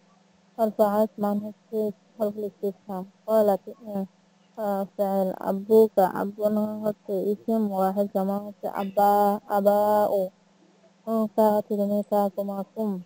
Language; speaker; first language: Arabic; non-native, learner; Bangla